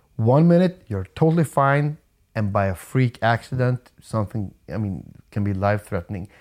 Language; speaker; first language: English; non-native, fluent; Swedish